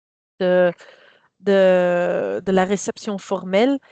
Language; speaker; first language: French; non-native, fluent; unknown